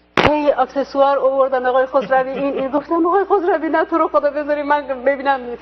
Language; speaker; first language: Persian; non-native, local second language; Azerbaijani